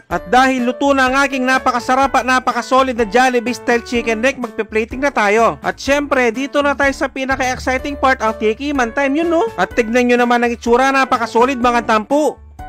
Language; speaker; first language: Filipino; non-native, local second language; Pampanga